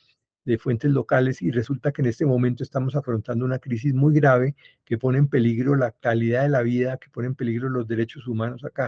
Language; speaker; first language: Spanish; native; Spanish